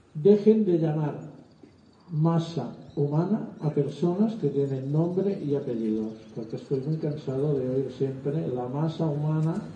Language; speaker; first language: Spanish; non-native, local second language; Catalan